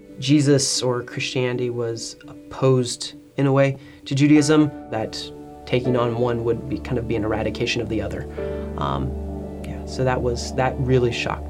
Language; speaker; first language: English; native; English